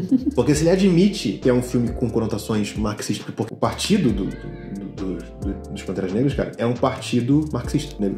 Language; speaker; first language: Portuguese; native; Portuguese